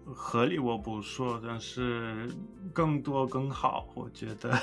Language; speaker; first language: Chinese; non-native, learner; English